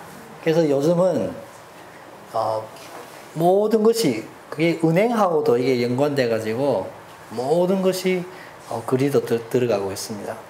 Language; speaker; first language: Korean; early bilingual, heritage; Korean